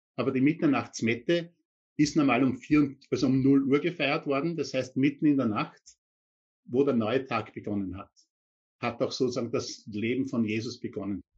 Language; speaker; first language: German; native; German